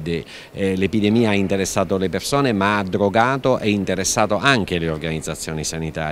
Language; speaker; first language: Italian; native; Italian